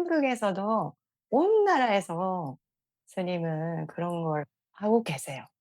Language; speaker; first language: Korean; non-native, fluent; Japanese